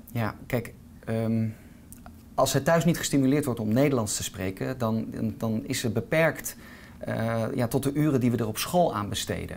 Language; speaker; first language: Dutch; native; Dutch